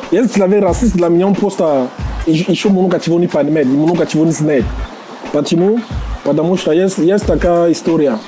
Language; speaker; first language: Russian; non-native, fluent; Jamaican Creole English